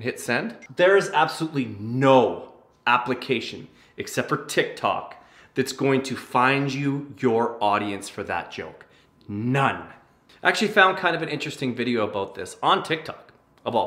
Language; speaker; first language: English; native; English